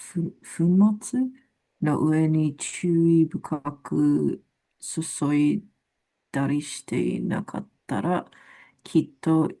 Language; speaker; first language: Japanese; non-native, learner; English